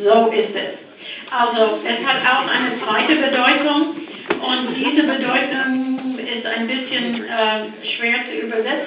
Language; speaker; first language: German; non-native, fluent; English